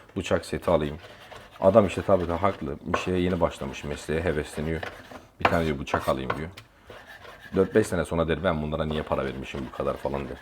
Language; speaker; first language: Turkish; native; Turkish